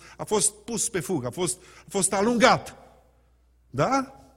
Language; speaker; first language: Romanian; native; Romanian